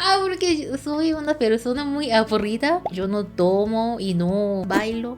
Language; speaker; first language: Spanish; non-native, learner; Korean